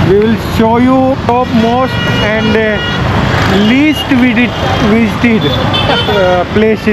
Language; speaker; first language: English; non-native, learner; Hindi